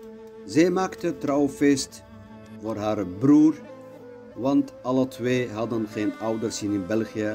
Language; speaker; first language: Dutch; non-native, learner; Kurdish